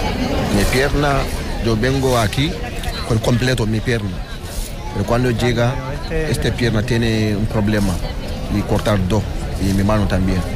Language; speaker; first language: Spanish; non-native, learner; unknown